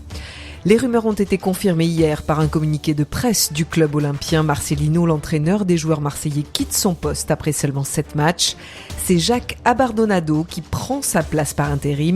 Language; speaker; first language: French; native; French